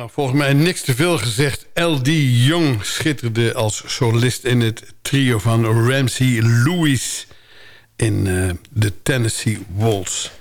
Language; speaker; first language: Dutch; native; Dutch